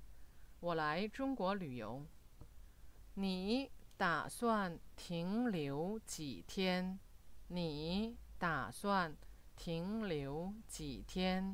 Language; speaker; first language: Chinese; non-native, fluent; Korean